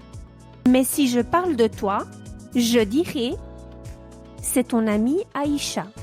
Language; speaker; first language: French; non-native, fluent; Spanish